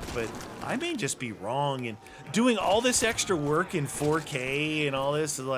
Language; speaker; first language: English; native; English